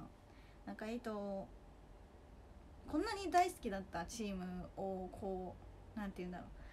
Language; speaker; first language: Japanese; native; Japanese